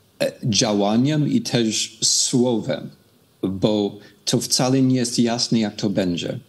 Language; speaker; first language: Polish; non-native, fluent; English